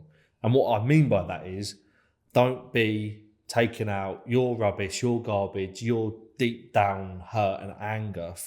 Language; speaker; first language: English; native; English